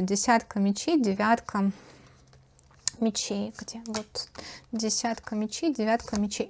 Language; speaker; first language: Russian; native; Russian